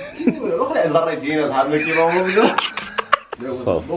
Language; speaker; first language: Arabic; native; Arabic